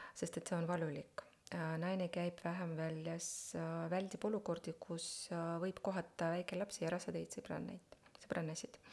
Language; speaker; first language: Estonian; non-native, local second language; Russian